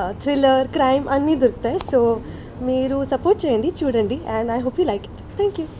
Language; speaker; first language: Telugu; non-native, learner; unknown